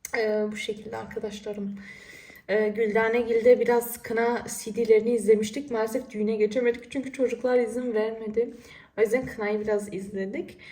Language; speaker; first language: Turkish; early bilingual, heritage; Turkish